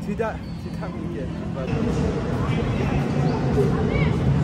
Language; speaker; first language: Indonesian; non-native, learner; Persian